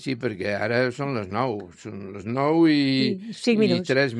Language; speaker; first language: Catalan; native; Catalan